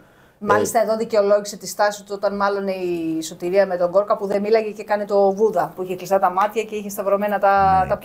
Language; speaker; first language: Greek; native; Greek